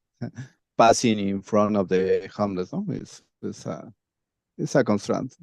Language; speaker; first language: English; non-native, learner; Spanish